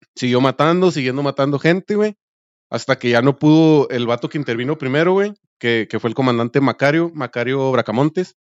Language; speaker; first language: Spanish; native; Spanish